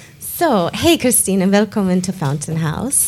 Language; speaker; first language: Swedish; non-native, learner; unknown